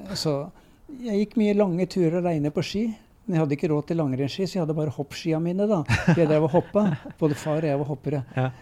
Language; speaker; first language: Norwegian; native; Norwegian